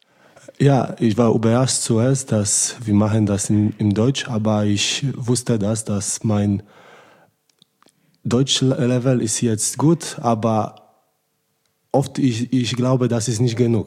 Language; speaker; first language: German; non-native, learner; Polish